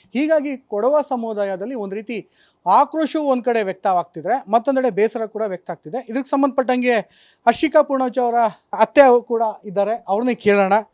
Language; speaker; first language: Kannada; native; Kannada